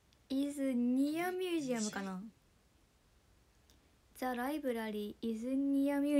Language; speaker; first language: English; non-native, learner; Japanese